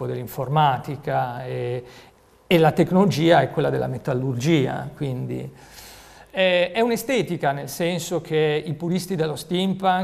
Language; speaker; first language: Italian; native; Italian